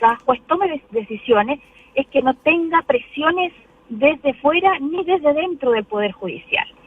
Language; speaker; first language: Spanish; native; Spanish